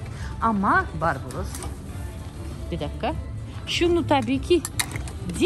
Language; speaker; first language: Turkish; non-native, learner; Russian